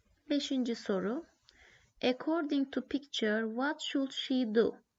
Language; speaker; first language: English; non-native, fluent; Turkish